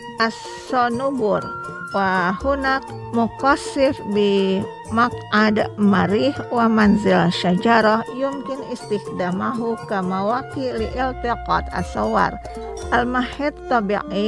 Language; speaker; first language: Arabic; non-native, fluent; Indonesian